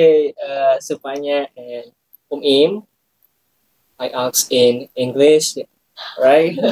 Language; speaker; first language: English; non-native, learner; Indonesian